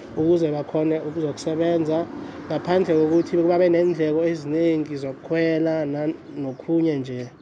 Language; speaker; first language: Zulu; non-native, local second language; South Ndebele